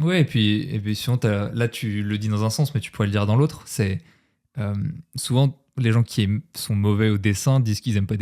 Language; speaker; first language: French; native; French